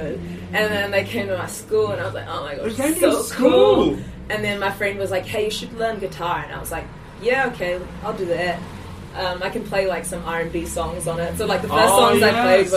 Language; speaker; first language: English; native; English